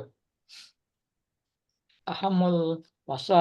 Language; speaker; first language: Arabic; non-native, learner; Indonesian